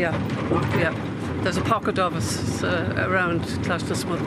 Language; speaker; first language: English; native; English